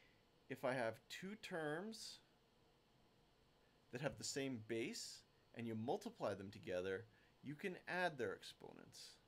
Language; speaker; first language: English; native; English